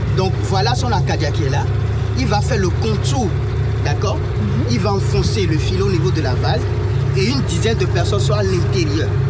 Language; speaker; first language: French; non-native, local second language; Fon